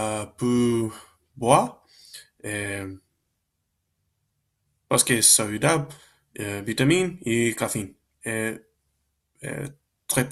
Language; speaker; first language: French; non-native, learner; Spanish